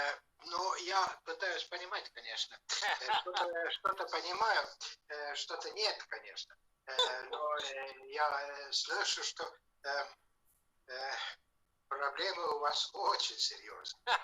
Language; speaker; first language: Russian; non-native, fluent; Estonian